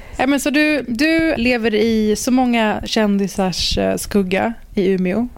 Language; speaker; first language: Swedish; early bilingual, other home language; Persian